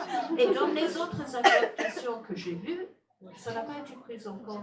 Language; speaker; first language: French; non-native, fluent; English